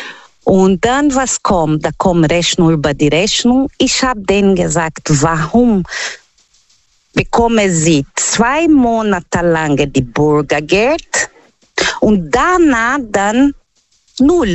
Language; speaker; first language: German; non-native, fluent; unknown